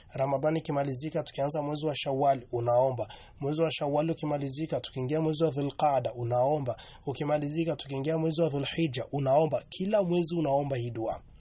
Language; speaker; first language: Swahili; native; Swahili